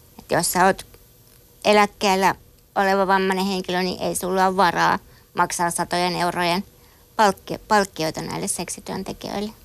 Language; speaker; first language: Finnish; native; Finnish